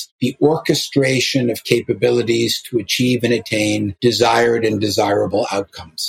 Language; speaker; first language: English; native; English